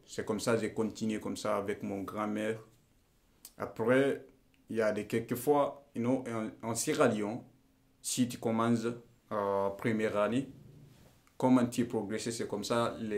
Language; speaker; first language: French; non-native, learner; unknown